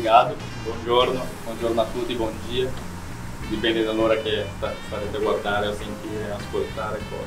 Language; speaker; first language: Italian; non-native, fluent; Portuguese